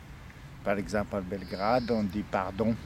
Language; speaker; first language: French; non-native, fluent; Serbian